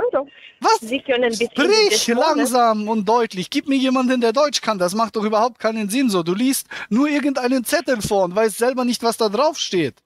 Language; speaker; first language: German; native; German